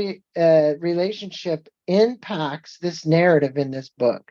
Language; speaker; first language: English; native; English